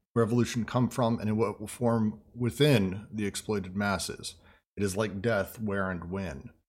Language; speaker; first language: English; native; English